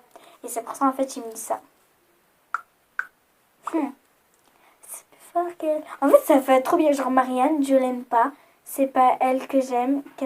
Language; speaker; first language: French; native; French